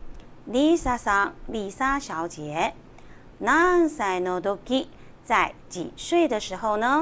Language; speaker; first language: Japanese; non-native, fluent; Chinese